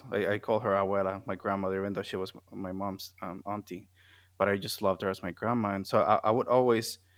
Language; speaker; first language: English; non-native, fluent; Spanish